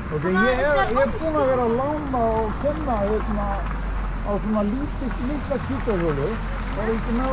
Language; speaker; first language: Icelandic; non-native, fluent; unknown